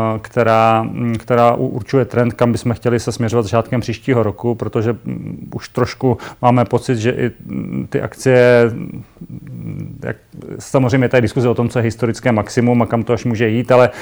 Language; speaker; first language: Czech; native; Czech